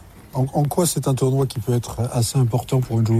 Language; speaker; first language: French; native; French